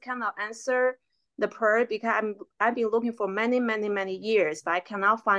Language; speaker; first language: English; non-native, fluent; Chinese